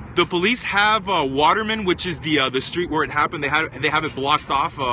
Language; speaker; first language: English; non-native, fluent; Spanish